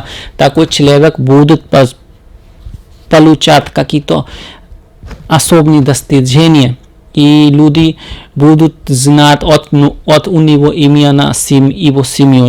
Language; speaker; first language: Russian; non-native, learner; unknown